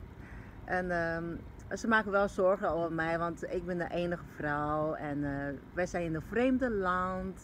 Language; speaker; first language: Dutch; non-native, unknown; Chinese